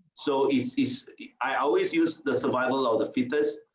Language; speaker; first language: English; non-native, local second language; Chinese